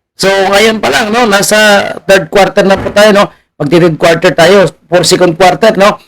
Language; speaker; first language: Filipino; native; Filipino